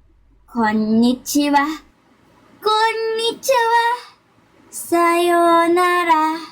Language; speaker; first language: Japanese; non-native, learner; Filipino